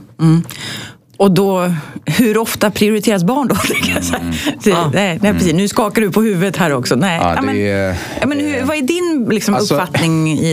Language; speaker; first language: Swedish; native; Swedish